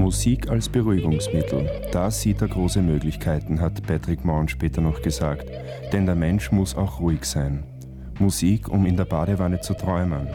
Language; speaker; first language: German; native; German